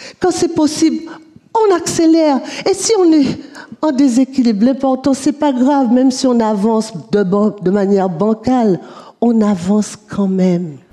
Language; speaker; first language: French; native; French